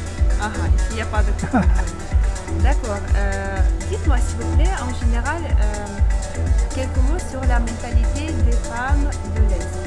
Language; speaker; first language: French; non-native, fluent; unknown